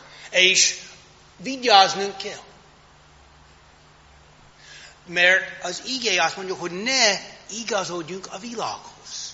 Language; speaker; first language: Hungarian; non-native, fluent; English